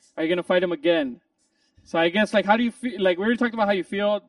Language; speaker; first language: English; early bilingual, other home language; Spanish